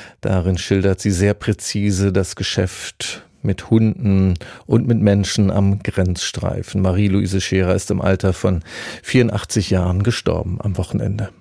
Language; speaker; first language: German; native; German